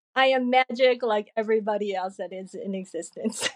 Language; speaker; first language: English; early bilingual, other home language; Korean